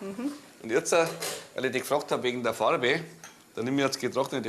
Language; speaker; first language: German; native; German